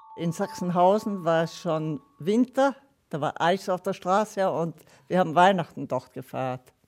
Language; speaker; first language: German; non-native, fluent; Italian